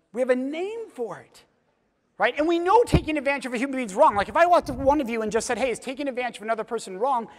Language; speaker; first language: English; native; English